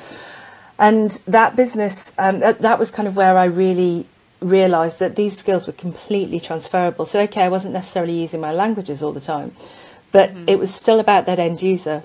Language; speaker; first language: English; native; English